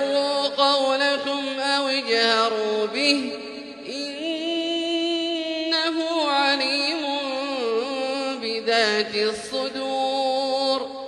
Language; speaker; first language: Arabic; native; Arabic